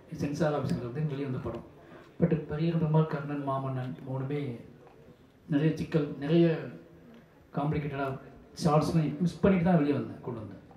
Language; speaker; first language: Tamil; native; Tamil